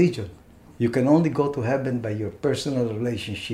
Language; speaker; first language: English; non-native, local second language; Filipino